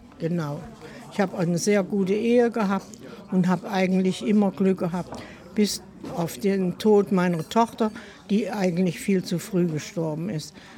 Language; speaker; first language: German; native; German